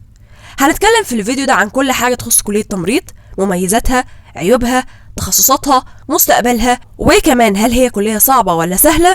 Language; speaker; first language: Arabic; native; Arabic